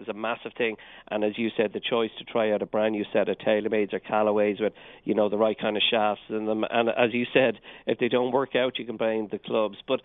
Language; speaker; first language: English; native; English